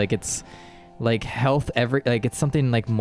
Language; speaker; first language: English; native; English